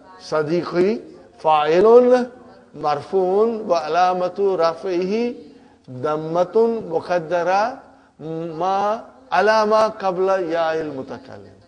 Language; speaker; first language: Arabic; non-native, fluent; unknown